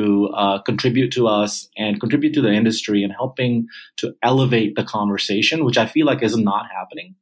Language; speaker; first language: English; non-native, local second language; Punjabi